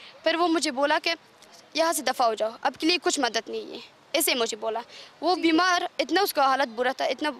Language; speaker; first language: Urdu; non-native, learner; Persian